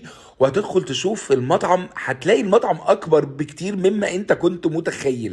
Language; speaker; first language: Arabic; native; Arabic